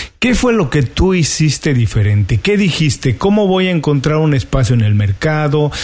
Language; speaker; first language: Spanish; native; Spanish